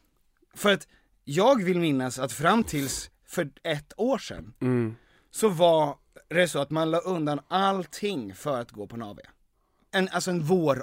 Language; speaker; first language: Swedish; native; Swedish